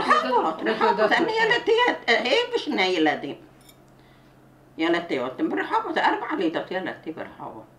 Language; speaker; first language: Hebrew; non-native, learner; Arabic